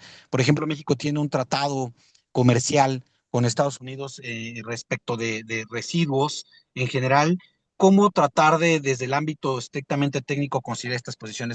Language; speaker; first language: Spanish; native; Spanish